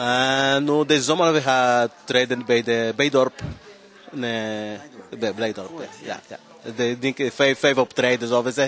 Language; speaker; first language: Dutch; non-native, learner; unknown